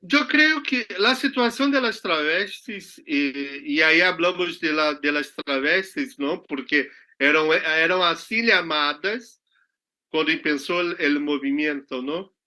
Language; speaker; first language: Spanish; non-native, learner; Portuguese